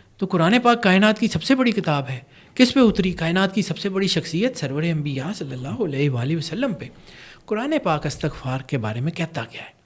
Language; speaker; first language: Urdu; non-native, local second language; Punjabi